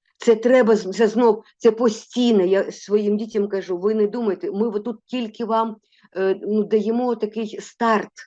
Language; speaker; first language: Ukrainian; non-native, local second language; Russian